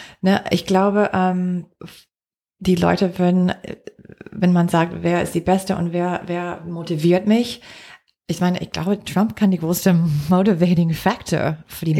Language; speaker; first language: German; non-native, fluent; English